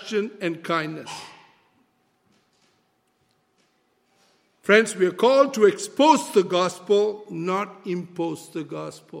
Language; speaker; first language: English; non-native, local second language; Malay